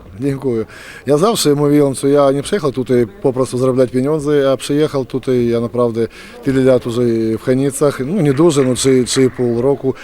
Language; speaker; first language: Polish; non-native, learner; Ukrainian